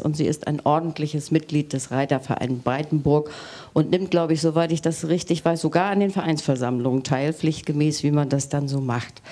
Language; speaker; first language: German; native; German